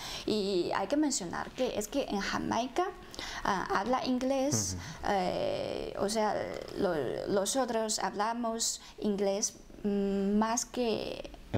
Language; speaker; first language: Spanish; non-native, fluent; Chinese